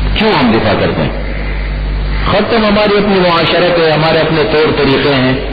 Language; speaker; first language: Urdu; non-native, local second language; Pashto